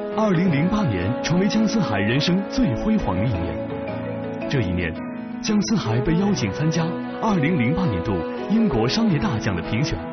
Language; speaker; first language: Chinese; native; Chinese